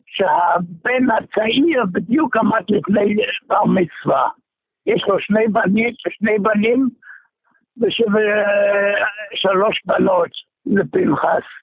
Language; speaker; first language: Hebrew; non-native, fluent; German